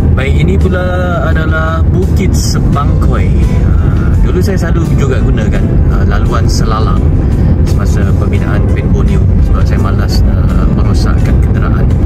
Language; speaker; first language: Malay; native; Malay